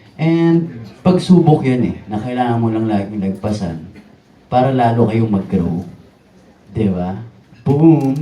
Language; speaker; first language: Filipino; native; Filipino